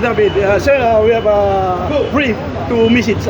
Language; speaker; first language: English; non-native, learner; Filipino